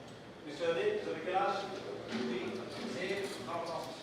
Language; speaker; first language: French; non-native, fluent; Indonesian